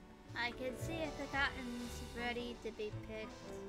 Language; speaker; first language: English; native; English